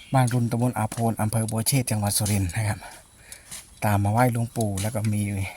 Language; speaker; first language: Thai; native; Thai